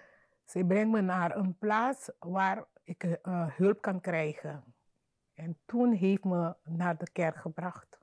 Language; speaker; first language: Dutch; non-native, fluent; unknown